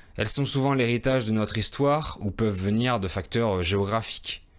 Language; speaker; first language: French; native; French